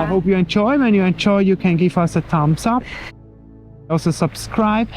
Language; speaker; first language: English; non-native, fluent; German